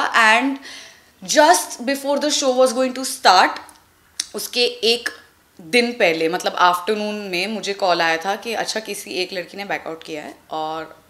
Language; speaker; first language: Hindi; non-native, local second language; Tulu